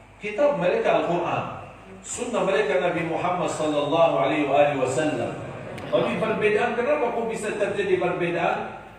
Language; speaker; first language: Indonesian; non-native, fluent; Arabic